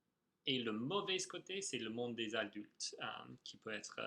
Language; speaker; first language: French; non-native, fluent; English